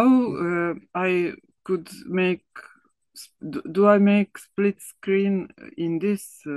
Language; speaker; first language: English; non-native, learner; Serbian